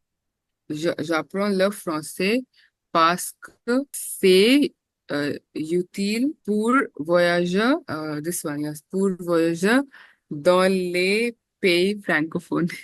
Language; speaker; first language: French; non-native, learner; Hindi